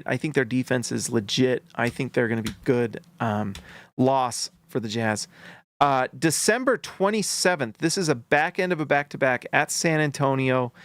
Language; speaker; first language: English; native; English